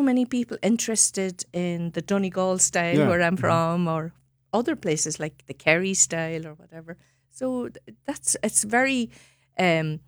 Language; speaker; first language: English; non-native, local second language; Irish